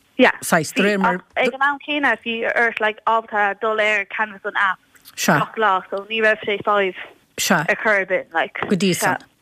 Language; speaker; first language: Irish; native; Irish